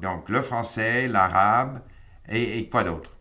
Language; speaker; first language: French; non-native, fluent; English